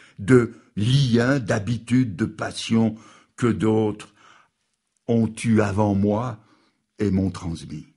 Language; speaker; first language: French; native; French